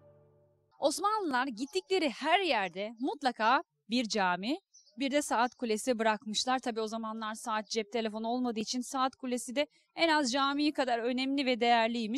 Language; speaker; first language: Turkish; native; Turkish